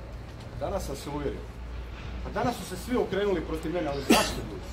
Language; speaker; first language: Croatian; native; Croatian